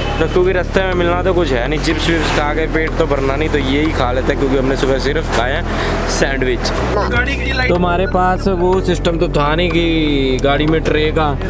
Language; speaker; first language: Hindi; non-native, local second language; Punjabi